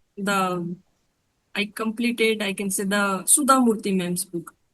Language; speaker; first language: English; non-native, learner; Hindi